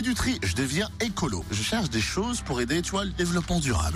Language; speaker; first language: French; native; French